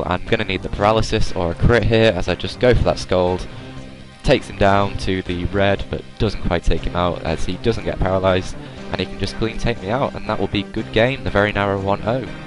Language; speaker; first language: English; native; English